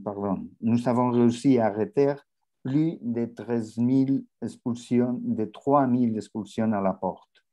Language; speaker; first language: French; non-native, learner; Spanish